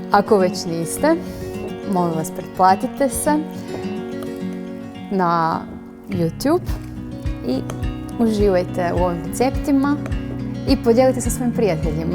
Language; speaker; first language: Croatian; native; Croatian